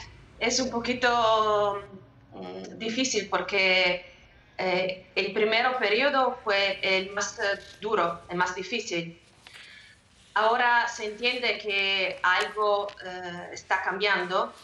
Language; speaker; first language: Spanish; non-native, learner; Italian